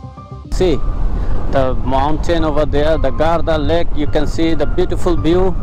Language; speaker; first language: English; non-native, learner; Bangla